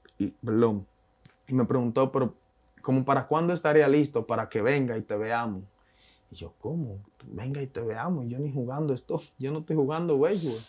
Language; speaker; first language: Spanish; native; Spanish